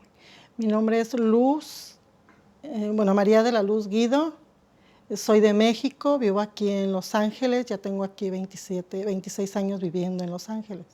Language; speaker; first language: Spanish; native; Spanish